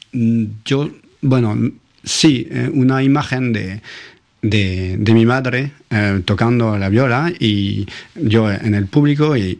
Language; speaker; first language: Spanish; non-native, fluent; French